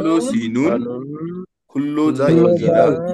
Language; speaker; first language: Korean; non-native, learner; Nepali